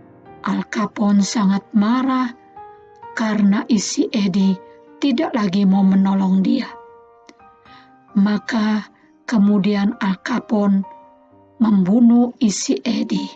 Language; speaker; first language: Indonesian; native; Indonesian